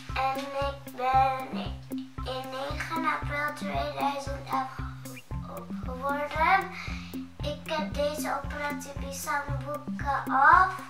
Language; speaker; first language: Dutch; early bilingual, other home language; Indonesian